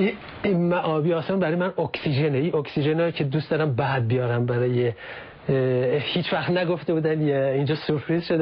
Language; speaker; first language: Persian; native; Persian